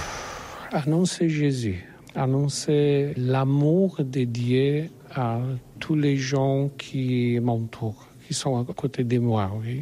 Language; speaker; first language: French; non-native, learner; Polish